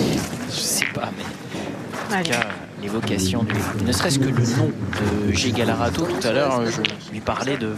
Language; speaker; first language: French; native; French